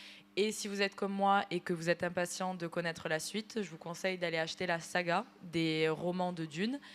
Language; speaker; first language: French; native; French